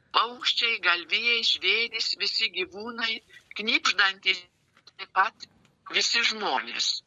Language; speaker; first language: Lithuanian; native; Lithuanian